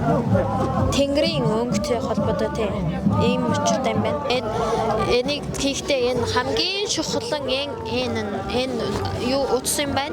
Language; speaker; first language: Mongolian; non-native, local second language; Kazakh